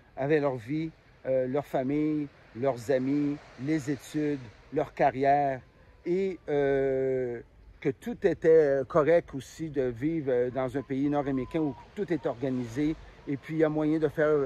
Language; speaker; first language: French; native; French